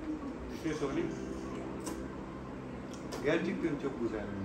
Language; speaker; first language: Turkish; non-native, learner; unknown